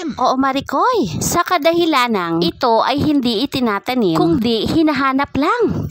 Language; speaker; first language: Filipino; non-native, local second language; Bikol